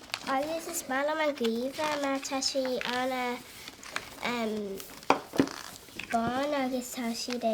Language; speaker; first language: Irish; non-native, local second language; English